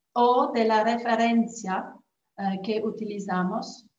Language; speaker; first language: Spanish; non-native, fluent; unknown